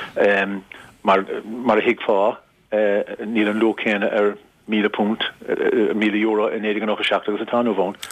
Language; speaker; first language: Irish; native; Irish